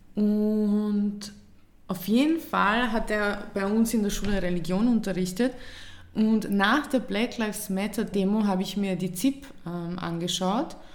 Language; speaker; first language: German; early bilingual, other home language; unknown